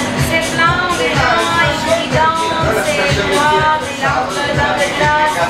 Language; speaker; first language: French; non-native, learner; Spanish